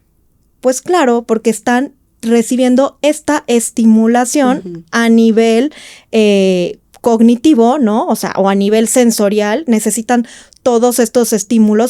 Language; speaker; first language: Spanish; native; Spanish